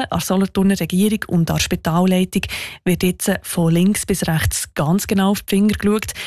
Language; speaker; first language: German; native; German